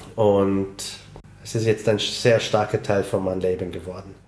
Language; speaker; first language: German; non-native, fluent; English